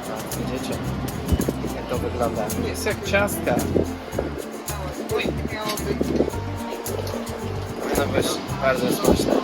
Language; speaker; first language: Polish; non-native, learner; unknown